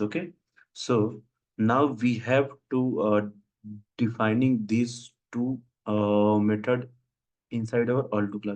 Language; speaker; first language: English; non-native, local second language; Hindi